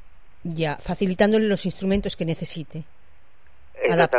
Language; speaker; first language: Spanish; native; Spanish